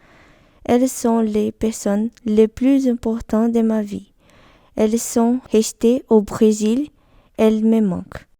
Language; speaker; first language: French; non-native, learner; Portuguese